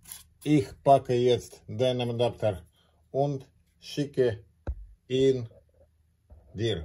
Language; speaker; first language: German; non-native, learner; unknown